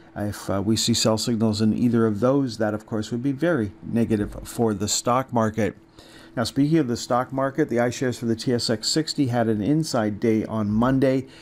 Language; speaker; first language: English; native; English